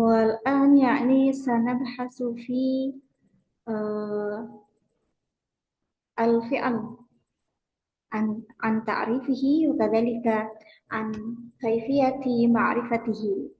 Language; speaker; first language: Arabic; non-native, fluent; Indonesian